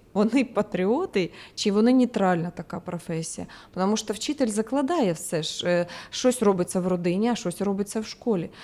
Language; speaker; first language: Ukrainian; non-native, local second language; Russian